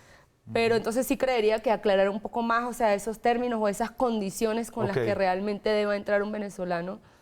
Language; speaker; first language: Spanish; native; Spanish